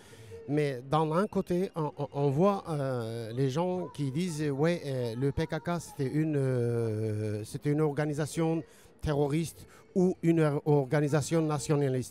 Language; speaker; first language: French; non-native, learner; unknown